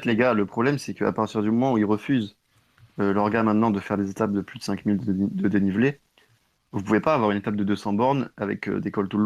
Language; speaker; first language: French; native; French